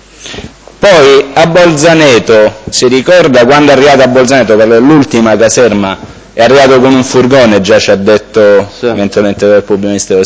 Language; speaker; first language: Italian; native; Italian